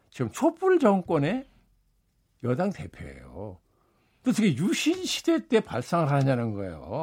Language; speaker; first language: Korean; native; Korean